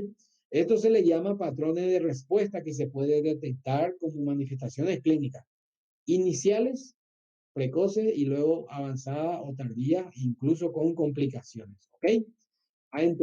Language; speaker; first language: Spanish; native; Spanish